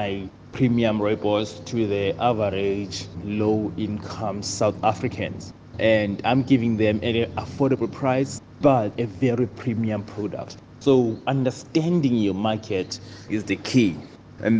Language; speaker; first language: English; non-native, local second language; Xhosa